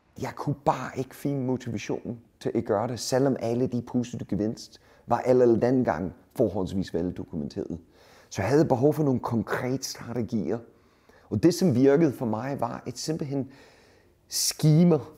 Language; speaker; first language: Danish; non-native, fluent; English